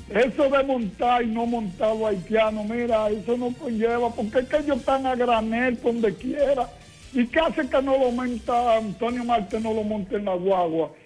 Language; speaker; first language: Spanish; native; Spanish